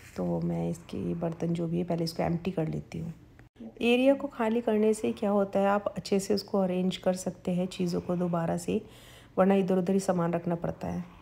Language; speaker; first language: Hindi; native; Hindi